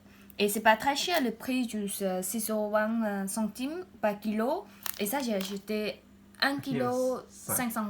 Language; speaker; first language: French; non-native, learner; Khmer